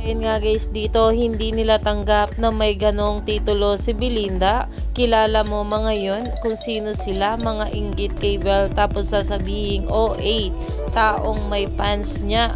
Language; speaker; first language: Filipino; native; Filipino